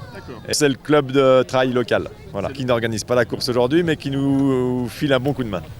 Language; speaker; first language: French; native; French